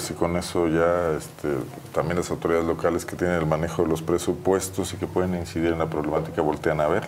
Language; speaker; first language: Spanish; native; Spanish